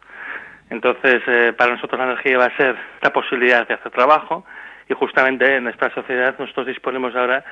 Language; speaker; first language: Spanish; native; Spanish